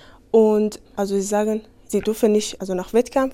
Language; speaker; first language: German; non-native, learner; Persian